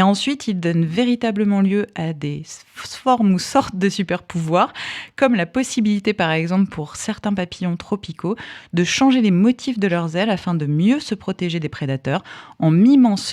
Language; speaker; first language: French; native; French